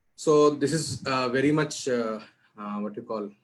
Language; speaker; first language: English; non-native, local second language; Telugu